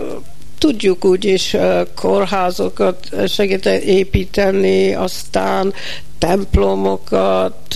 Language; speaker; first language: Hungarian; early bilingual, heritage; Hungarian